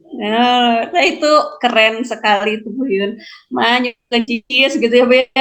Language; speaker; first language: Indonesian; non-native, local second language; Sundanese